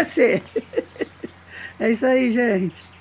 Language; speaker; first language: Portuguese; native; Portuguese